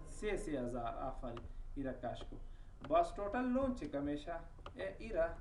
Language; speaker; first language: Persian; non-native, local second language; Pashto